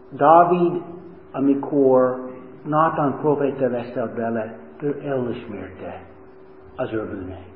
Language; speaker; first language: Hungarian; non-native, fluent; English